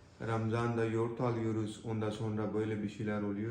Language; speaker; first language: Turkish; non-native, learner; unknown